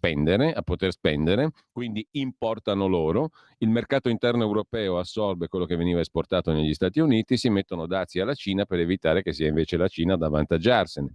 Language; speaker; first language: Italian; native; Italian